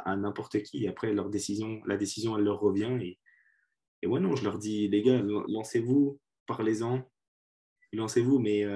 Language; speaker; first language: French; native; French